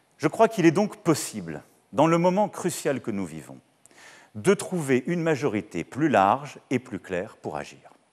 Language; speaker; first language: French; native; French